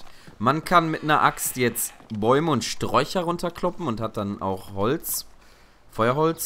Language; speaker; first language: German; native; German